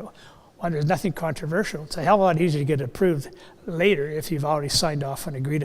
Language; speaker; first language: English; native; English